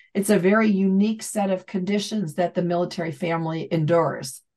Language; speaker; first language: English; native; English